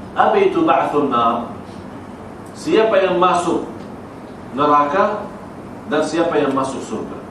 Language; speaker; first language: Malay; non-native, fluent; Arabic